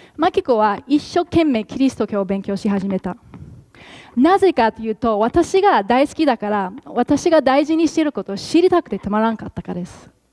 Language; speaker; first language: Japanese; non-native, fluent; English